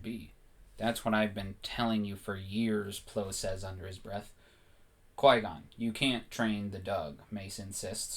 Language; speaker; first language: English; native; English